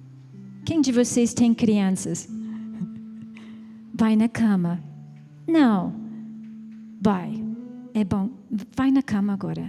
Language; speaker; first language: Portuguese; non-native, fluent; English